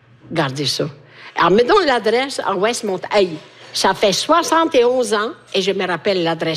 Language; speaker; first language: French; non-native, fluent; Italian